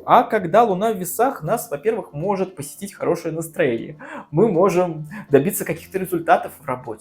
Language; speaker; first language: Russian; native; Russian